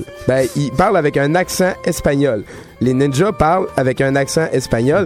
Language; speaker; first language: French; native; French